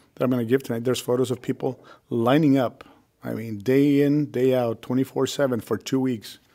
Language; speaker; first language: English; early bilingual, other home language; Spanish